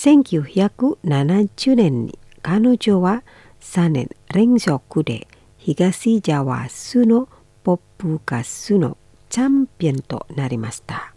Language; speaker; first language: Japanese; non-native, fluent; Indonesian